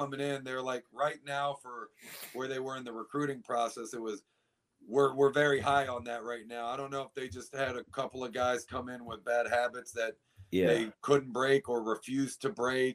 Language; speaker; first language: English; native; English